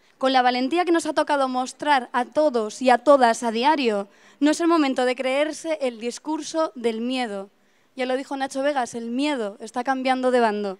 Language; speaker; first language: Spanish; native; Spanish